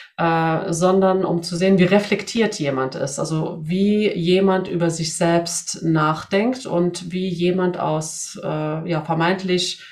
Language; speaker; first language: German; non-native, fluent; Swedish